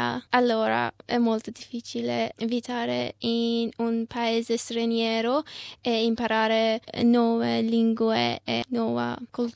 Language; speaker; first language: Italian; non-native, learner; Persian